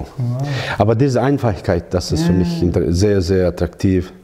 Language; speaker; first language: German; non-native, learner; Croatian